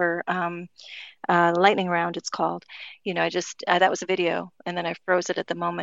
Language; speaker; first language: English; native; English